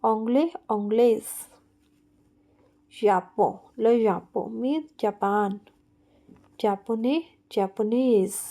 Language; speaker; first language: French; non-native, fluent; Hindi